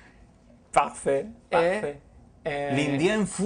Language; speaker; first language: French; non-native, learner; Spanish